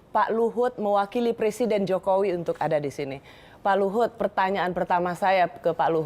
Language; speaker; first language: Indonesian; native; Indonesian